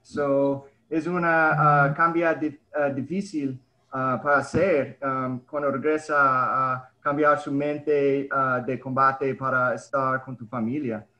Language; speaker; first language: Spanish; early bilingual, heritage; English